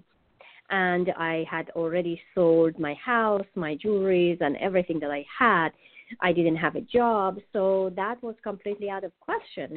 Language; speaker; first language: English; non-native, fluent; Persian